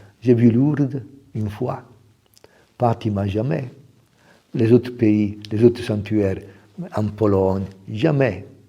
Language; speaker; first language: French; non-native, fluent; Italian